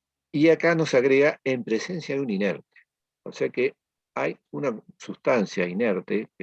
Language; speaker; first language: Spanish; native; Spanish